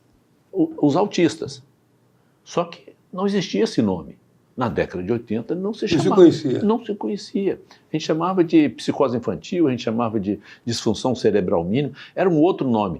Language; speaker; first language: Portuguese; native; Portuguese